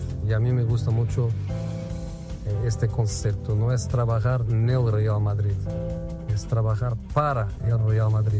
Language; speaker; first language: Spanish; non-native, fluent; Portuguese